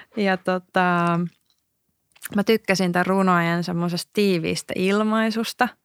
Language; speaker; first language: Finnish; native; Finnish